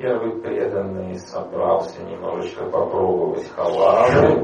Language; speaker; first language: Russian; native; Russian